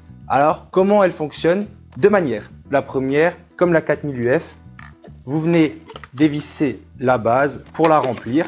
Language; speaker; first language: French; native; French